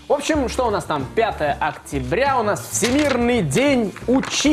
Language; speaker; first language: Russian; native; Russian